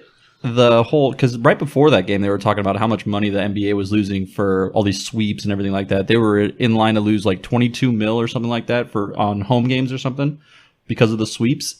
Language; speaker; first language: English; native; English